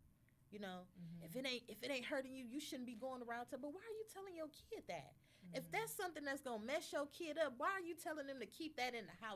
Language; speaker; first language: English; native; English